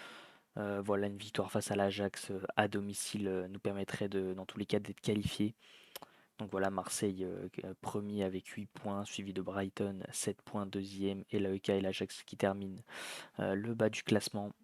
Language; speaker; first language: French; native; French